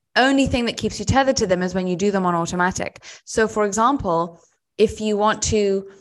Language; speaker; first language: English; native; English